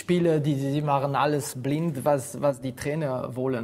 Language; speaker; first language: German; non-native, fluent; French